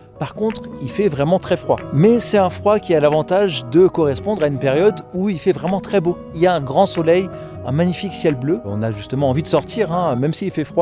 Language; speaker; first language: French; native; French